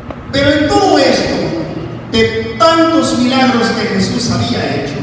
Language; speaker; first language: Spanish; native; Spanish